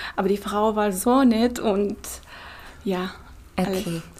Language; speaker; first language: German; non-native, fluent; Russian